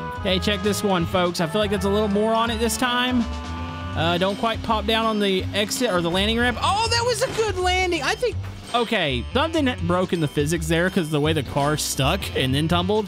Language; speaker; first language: English; native; English